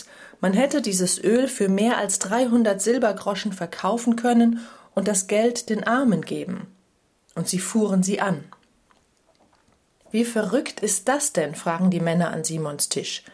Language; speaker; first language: German; native; German